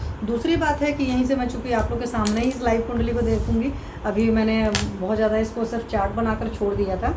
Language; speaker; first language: Hindi; native; Hindi